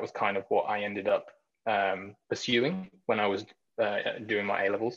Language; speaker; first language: English; native; English